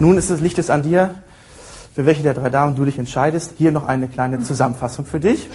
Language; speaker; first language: German; native; German